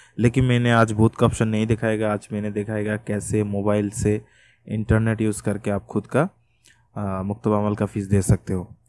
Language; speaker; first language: Hindi; non-native, fluent; Bangla